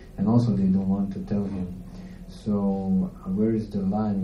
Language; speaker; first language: English; non-native, fluent; Lithuanian